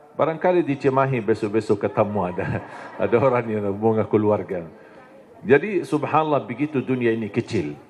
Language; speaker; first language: Indonesian; non-native, fluent; Arabic